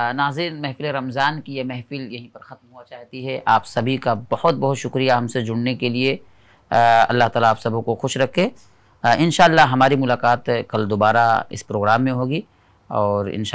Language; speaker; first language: Hindi; native; Hindi